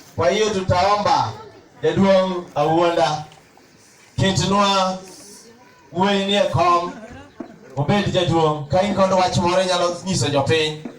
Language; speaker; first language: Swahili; non-native, local second language; Luo (Kenya and Tanzania)